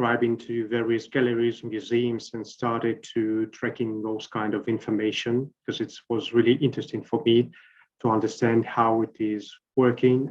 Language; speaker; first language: English; non-native, fluent; Russian